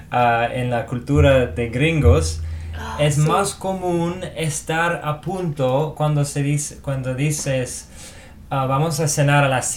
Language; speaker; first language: Spanish; non-native, fluent; English